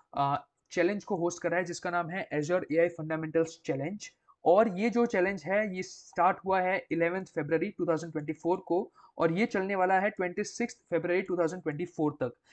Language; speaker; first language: Hindi; non-native, local second language; Gujarati